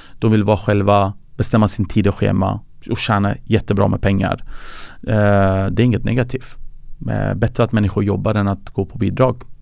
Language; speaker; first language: Swedish; early bilingual, other home language; Persian